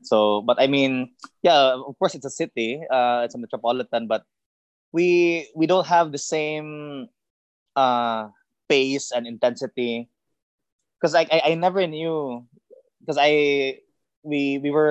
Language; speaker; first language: English; non-native, local second language; Cebuano